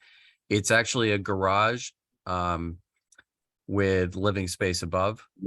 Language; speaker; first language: English; native; English